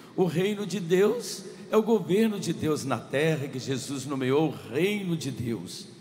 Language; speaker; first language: Portuguese; native; Portuguese